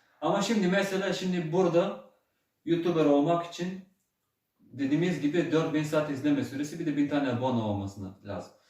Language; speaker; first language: Turkish; early bilingual, heritage; Turkish